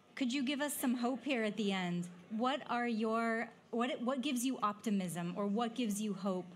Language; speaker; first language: English; native; English